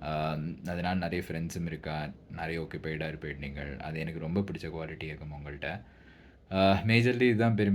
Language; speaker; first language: Tamil; native; Tamil